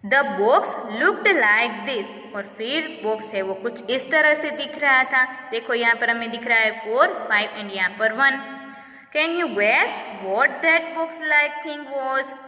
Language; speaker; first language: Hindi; non-native, local second language; Gujarati